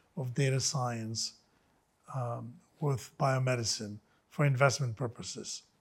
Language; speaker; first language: English; non-native, fluent; Greek